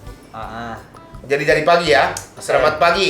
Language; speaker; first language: Indonesian; non-native, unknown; Japanese